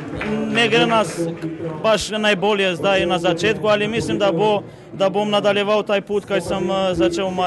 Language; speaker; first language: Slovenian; non-native, learner; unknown